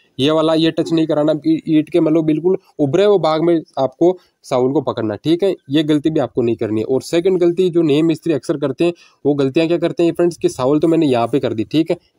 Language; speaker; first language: Hindi; native; Hindi